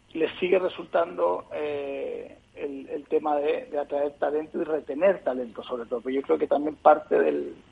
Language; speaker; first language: Spanish; native; Spanish